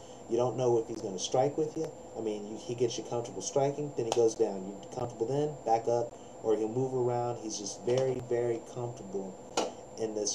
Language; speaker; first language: English; native; English